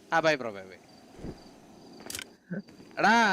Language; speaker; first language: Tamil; non-native, learner; Malayalam